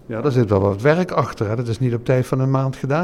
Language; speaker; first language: Dutch; native; Dutch